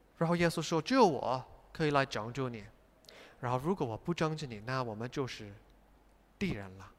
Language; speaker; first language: Chinese; non-native, fluent; English